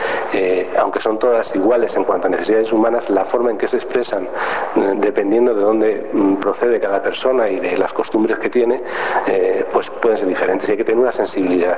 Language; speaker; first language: Spanish; native; Spanish